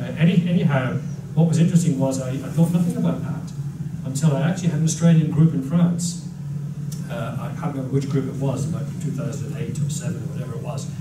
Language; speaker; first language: English; native; English